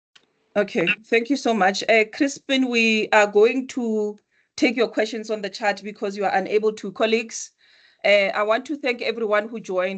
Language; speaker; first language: English; non-native, local second language; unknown